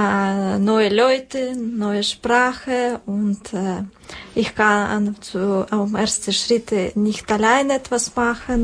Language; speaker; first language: German; non-native, learner; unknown